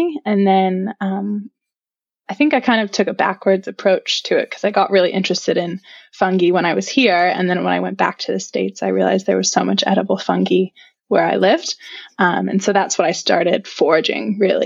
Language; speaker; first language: English; native; English